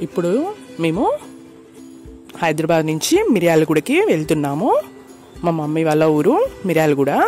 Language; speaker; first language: Telugu; native; Telugu